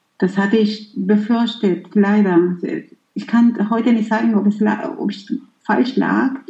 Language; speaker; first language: German; non-native, fluent; Spanish